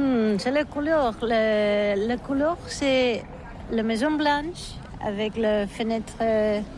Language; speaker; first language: French; non-native, learner; Catalan